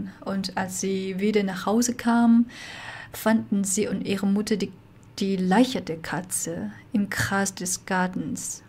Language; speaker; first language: German; non-native, fluent; Chinese